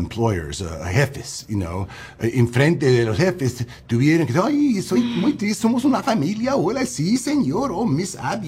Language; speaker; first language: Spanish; non-native, learner; English